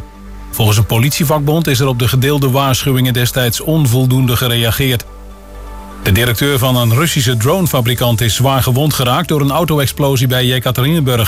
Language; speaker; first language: Dutch; native; Dutch